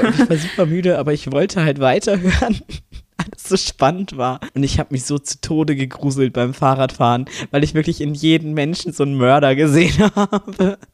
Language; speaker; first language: German; native; German